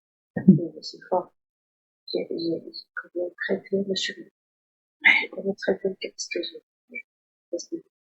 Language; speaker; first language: French; non-native, learner; Spanish